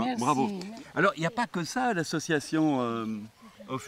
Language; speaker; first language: French; native; French